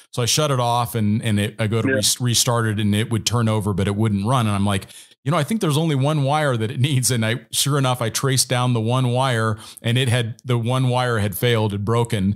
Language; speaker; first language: English; native; English